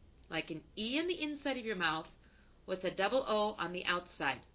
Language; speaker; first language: English; native; English